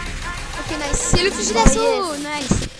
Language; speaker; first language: French; native; French